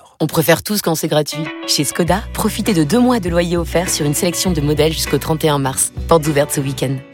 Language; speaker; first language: French; native; French